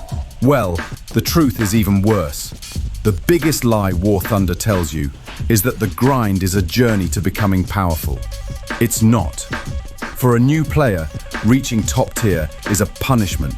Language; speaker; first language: English; native; English